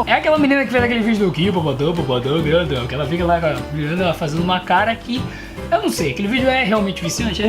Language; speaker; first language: Portuguese; native; Portuguese